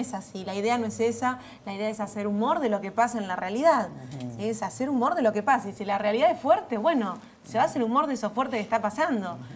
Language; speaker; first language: Spanish; native; Spanish